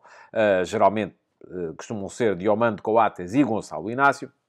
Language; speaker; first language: Portuguese; native; Portuguese